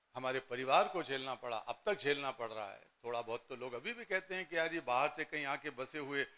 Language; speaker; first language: Hindi; native; Hindi